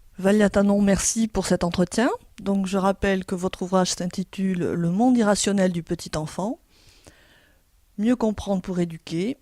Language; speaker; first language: French; native; French